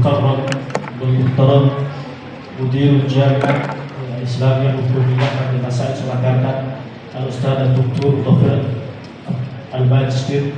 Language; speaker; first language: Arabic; non-native, learner; Indonesian